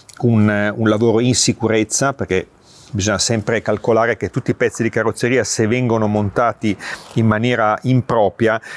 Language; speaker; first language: Italian; native; Italian